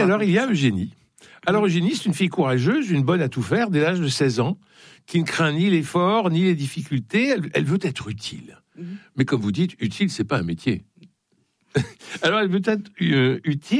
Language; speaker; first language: French; native; French